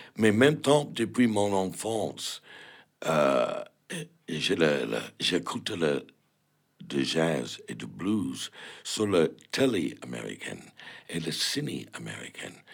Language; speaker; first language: French; non-native, learner; English